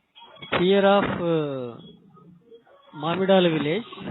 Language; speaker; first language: English; non-native, local second language; Telugu